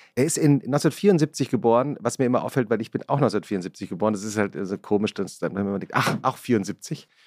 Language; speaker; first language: German; native; German